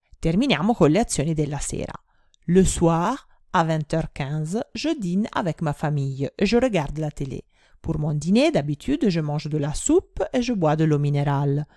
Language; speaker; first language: French; non-native, fluent; Italian